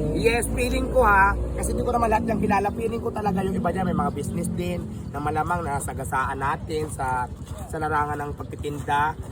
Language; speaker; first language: Filipino; native; Filipino